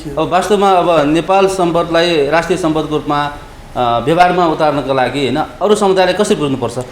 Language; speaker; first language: Nepali; non-native, local second language; Newari